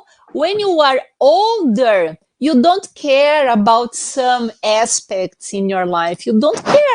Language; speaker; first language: English; non-native, fluent; Portuguese